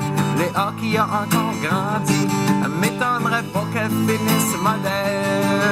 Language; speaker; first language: French; native; French